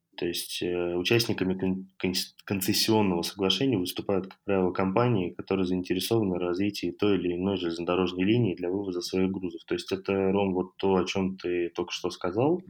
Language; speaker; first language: Russian; native; Russian